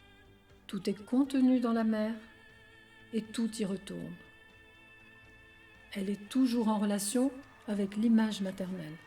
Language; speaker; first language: French; native; French